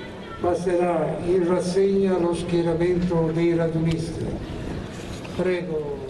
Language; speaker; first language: Italian; native; Italian